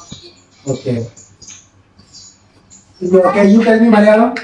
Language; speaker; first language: English; non-native, local second language; Malayalam